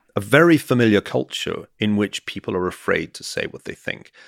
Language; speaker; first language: English; native; English